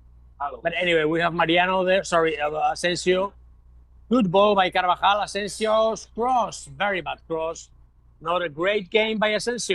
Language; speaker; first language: English; non-native, fluent; Spanish